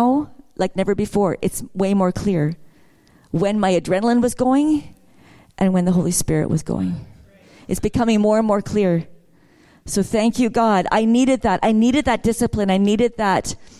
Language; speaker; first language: English; native; English